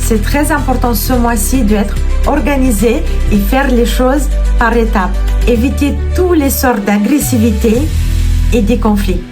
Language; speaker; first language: French; non-native, fluent; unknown